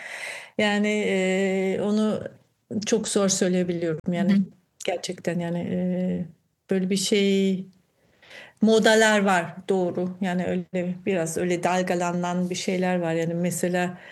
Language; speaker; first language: Turkish; non-native, fluent; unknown